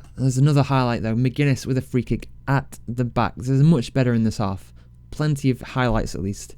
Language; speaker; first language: English; native; English